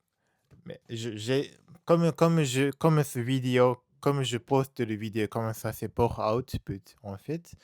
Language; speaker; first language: French; non-native, learner; Japanese